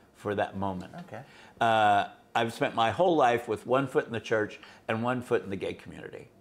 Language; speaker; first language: English; native; English